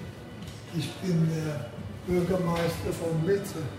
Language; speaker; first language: German; early bilingual, heritage; German